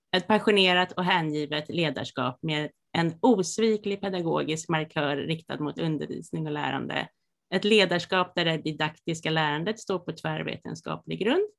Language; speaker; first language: Swedish; native; Swedish